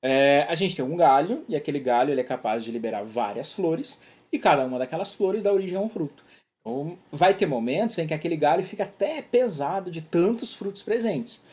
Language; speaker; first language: Portuguese; native; Portuguese